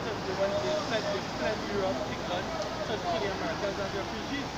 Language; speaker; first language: English; native; English